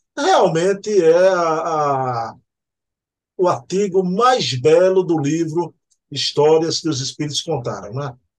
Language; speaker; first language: Portuguese; native; Portuguese